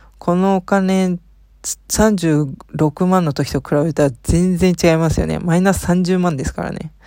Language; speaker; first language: Japanese; early bilingual, heritage; Japanese